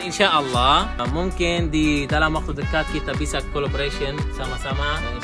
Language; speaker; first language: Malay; non-native, learner; Arabic